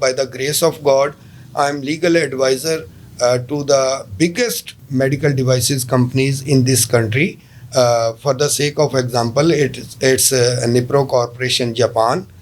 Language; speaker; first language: English; non-native, local second language; Urdu